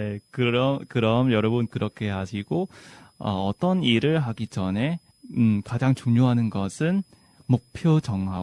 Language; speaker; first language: Korean; non-native, fluent; Vietnamese